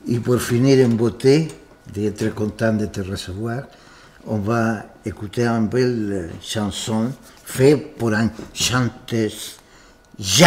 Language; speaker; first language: French; non-native, fluent; Spanish